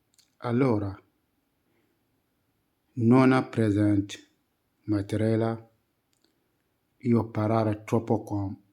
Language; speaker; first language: Italian; non-native, learner; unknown